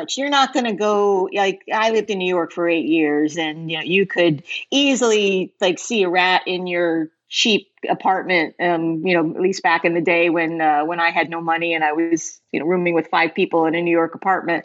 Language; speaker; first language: English; native; English